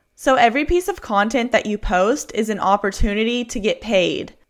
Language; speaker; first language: English; native; English